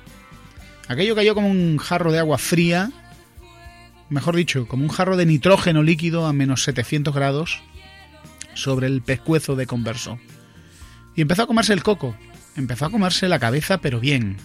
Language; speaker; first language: Spanish; native; Spanish